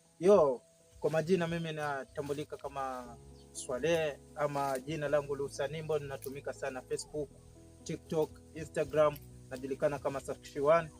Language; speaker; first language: Swahili; native; Swahili